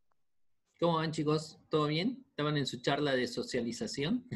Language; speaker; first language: Spanish; native; Spanish